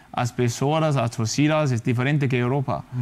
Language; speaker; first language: Spanish; non-native, fluent; Danish